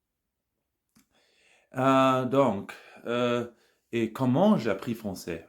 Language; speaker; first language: French; non-native, learner; German